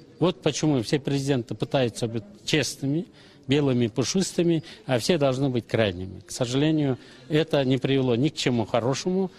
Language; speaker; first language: Russian; non-native, local second language; Kyrgyz